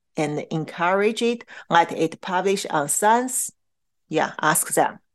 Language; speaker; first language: English; non-native, fluent; Chinese